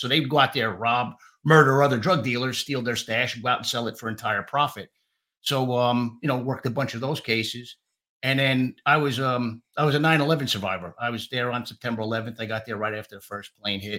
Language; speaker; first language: English; native; English